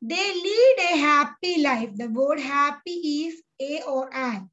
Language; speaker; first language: English; non-native, local second language; Malayalam